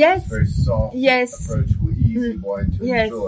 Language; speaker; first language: English; native; English